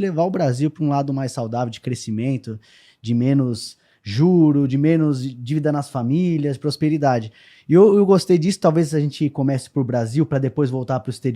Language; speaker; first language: Portuguese; native; Portuguese